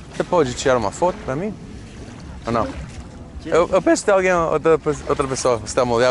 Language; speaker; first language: Portuguese; non-native, learner; English